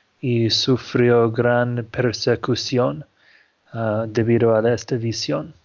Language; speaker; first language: Spanish; non-native, fluent; English